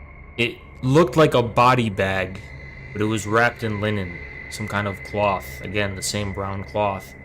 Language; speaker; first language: English; native; English